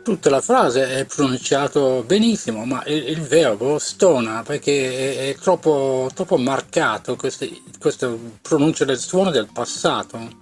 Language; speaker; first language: Italian; non-native, fluent; English